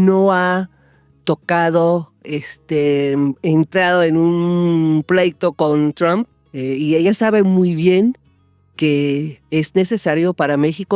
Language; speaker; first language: Spanish; non-native, fluent; English